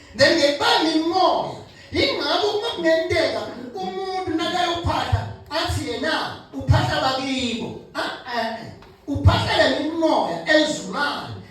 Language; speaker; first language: Zulu; non-native, local second language; Swati